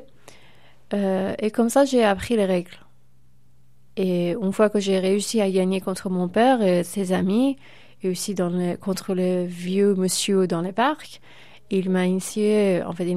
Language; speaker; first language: French; non-native, fluent; Persian